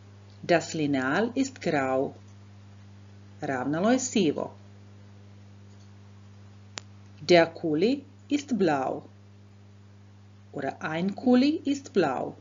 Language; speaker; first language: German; non-native, fluent; Croatian